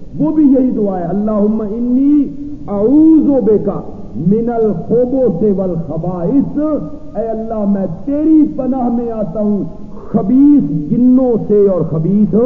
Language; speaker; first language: Urdu; native; Urdu